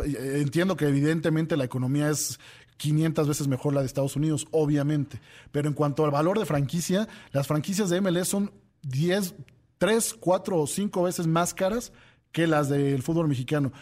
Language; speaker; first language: Spanish; native; Spanish